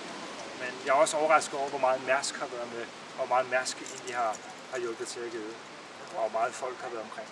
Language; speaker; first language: Danish; native; Danish